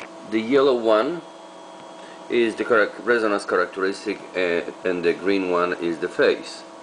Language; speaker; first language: English; non-native, fluent; Polish